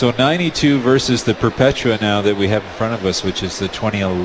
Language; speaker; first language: English; native; English